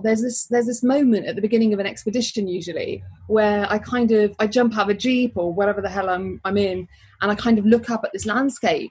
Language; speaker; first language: English; native; English